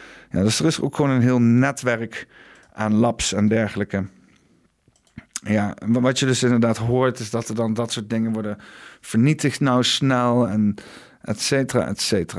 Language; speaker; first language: Dutch; native; Dutch